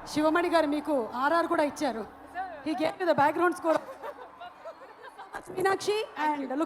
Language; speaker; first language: Telugu; native; Telugu